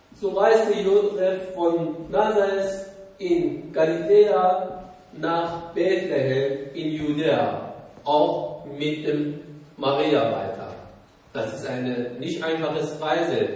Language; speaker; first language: German; non-native, learner; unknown